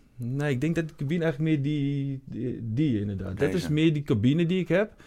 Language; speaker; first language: Dutch; native; Dutch